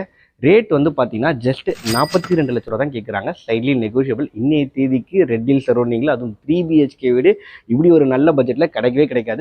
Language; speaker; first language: Tamil; native; Tamil